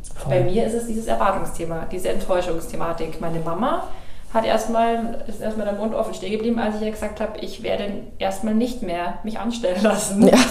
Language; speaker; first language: German; native; German